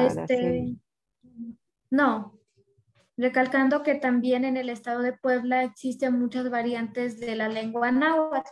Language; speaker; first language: Spanish; non-native, local second language; Nahuatl languages